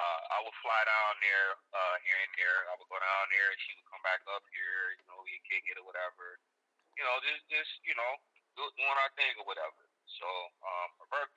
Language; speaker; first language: English; native; English